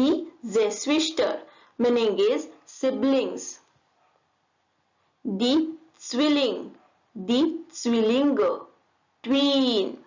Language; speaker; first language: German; non-native, learner; Hindi